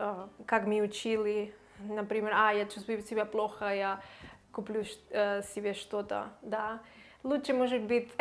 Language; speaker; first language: Russian; non-native, learner; Catalan